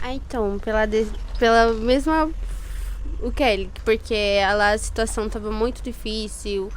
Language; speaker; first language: Portuguese; non-native, fluent; Spanish